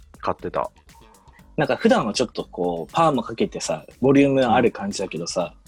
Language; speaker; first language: Japanese; native; Japanese